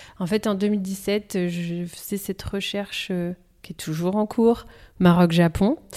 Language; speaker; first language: French; native; French